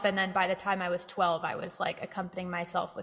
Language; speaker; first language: English; native; English